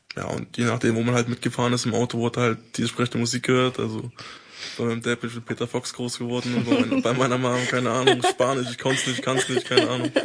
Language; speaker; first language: German; native; German